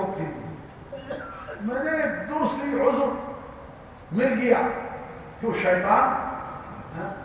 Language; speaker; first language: Urdu; non-native, learner; Arabic